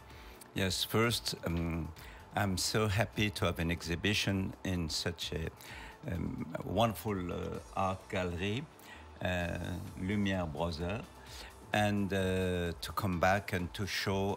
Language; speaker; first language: English; non-native, learner; French